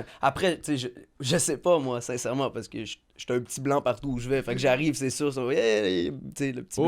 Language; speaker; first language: French; native; French